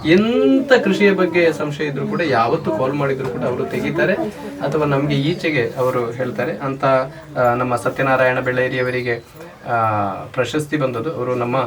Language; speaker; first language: Kannada; non-native, local second language; Malayalam